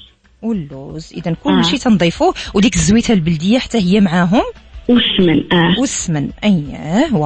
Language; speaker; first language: Arabic; native; Arabic